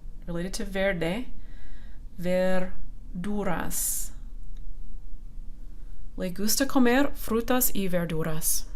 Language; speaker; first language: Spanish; non-native, fluent; English